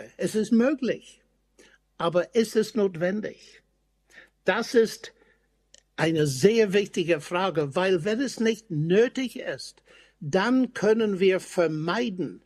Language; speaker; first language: German; non-native, fluent; English